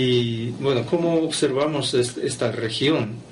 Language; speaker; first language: Spanish; non-native, fluent; Japanese